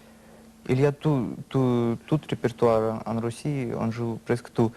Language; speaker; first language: French; non-native, learner; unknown